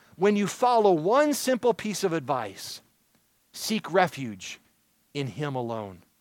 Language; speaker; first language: English; native; English